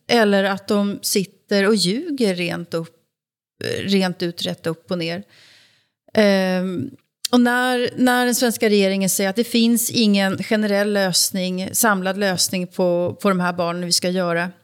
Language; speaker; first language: Swedish; native; Swedish